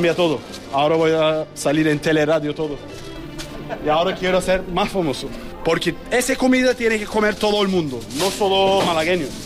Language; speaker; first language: Spanish; non-native, learner; Turkish